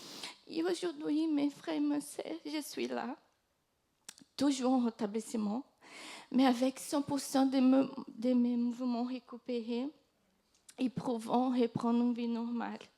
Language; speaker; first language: French; non-native, fluent; Portuguese